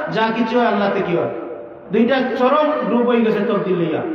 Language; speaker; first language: Bangla; native; Bangla